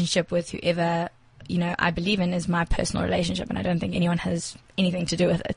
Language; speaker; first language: English; native; English